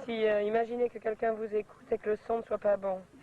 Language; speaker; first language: French; native; French